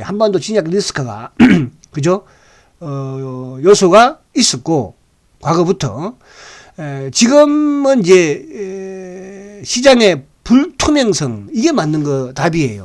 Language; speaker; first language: Korean; native; Korean